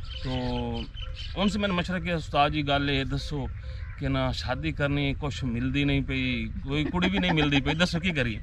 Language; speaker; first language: Urdu; native; Urdu